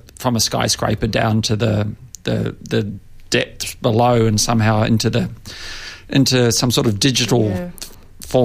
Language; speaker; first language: English; native; English